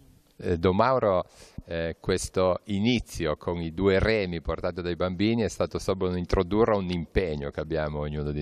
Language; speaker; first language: Italian; native; Italian